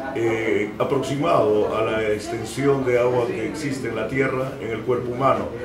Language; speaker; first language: Spanish; native; Spanish